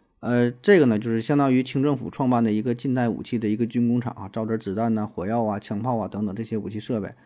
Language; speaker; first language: Chinese; native; Chinese